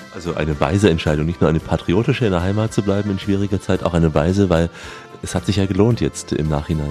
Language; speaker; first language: German; native; German